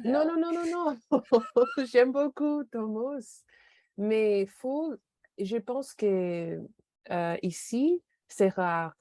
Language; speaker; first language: French; non-native, learner; English